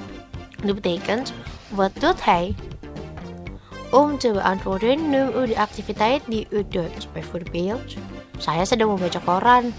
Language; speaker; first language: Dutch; non-native, learner; Indonesian